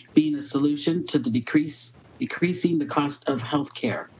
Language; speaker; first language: English; native; English